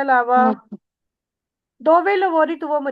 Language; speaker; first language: Italian; non-native, learner; Urdu